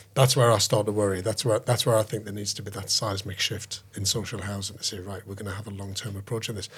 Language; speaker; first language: English; native; English